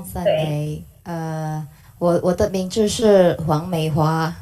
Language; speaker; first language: Chinese; non-native, learner; Indonesian